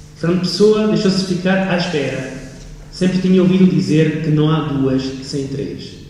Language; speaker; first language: Portuguese; non-native, fluent; Italian